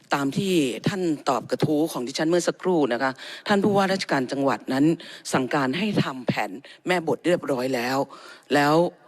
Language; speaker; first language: Thai; native; Thai